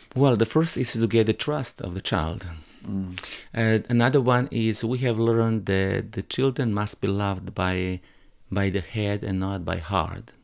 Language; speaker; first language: English; non-native, fluent; Croatian